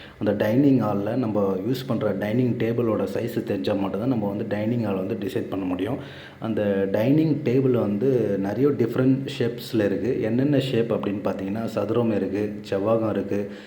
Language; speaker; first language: Tamil; native; Tamil